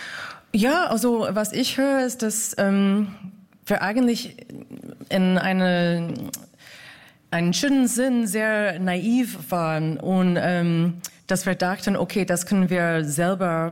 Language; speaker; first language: German; non-native, fluent; English